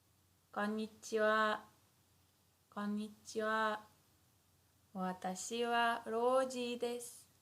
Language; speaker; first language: Japanese; non-native, fluent; English